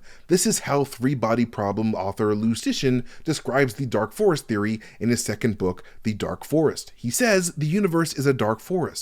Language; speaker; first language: English; native; English